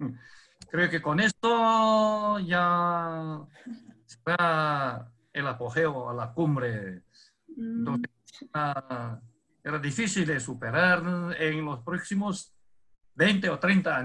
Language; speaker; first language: Spanish; non-native, fluent; Chinese